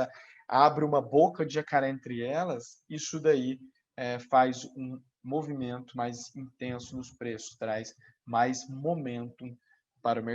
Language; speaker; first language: Portuguese; native; Portuguese